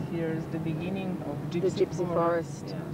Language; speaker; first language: English; non-native, learner; Polish